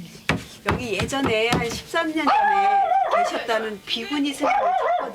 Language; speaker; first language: Korean; native; Korean